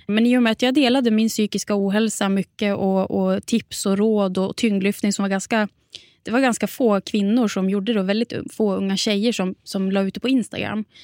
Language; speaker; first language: Swedish; native; Swedish